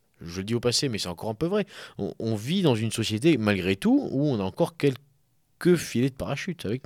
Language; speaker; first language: French; native; French